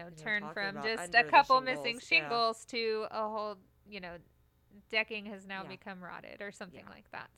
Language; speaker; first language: English; native; English